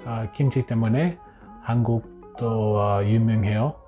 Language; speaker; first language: Korean; non-native, learner; English